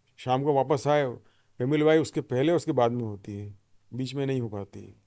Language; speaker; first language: Hindi; native; Hindi